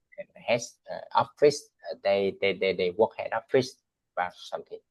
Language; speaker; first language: English; non-native, learner; Vietnamese